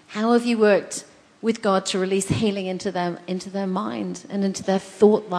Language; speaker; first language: English; native; English